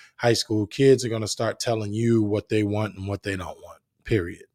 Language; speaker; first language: English; native; English